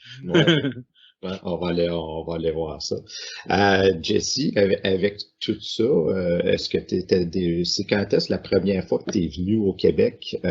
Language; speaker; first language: French; native; French